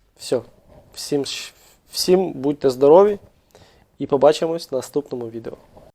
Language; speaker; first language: Ukrainian; native; Ukrainian